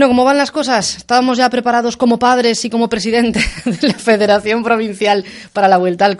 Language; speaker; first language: Spanish; native; Spanish